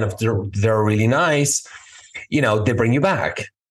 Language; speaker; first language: English; native; English